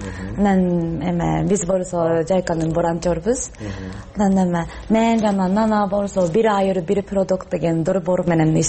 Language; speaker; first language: Kyrgyz; non-native, learner; Japanese